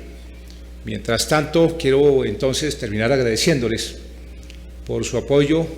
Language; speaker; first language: Spanish; native; Spanish